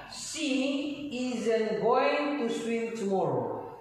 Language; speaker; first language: English; non-native, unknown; Indonesian